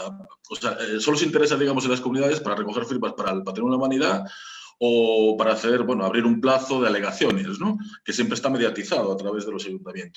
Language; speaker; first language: Spanish; native; Spanish